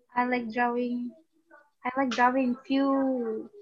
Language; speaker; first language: English; non-native, learner; Indonesian